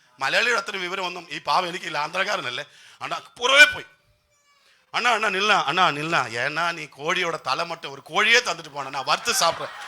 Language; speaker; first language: Malayalam; non-native, local second language; Tamil